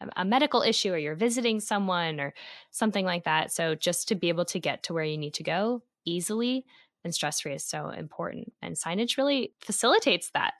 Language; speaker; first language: English; non-native, fluent; Spanish